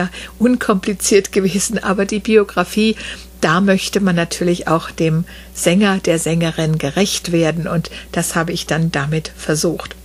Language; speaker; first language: German; native; German